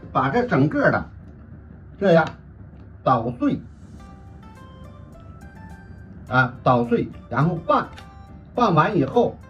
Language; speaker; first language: Chinese; native; Chinese